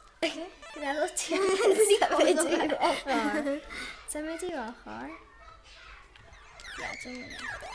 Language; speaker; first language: Welsh; non-native, local second language; English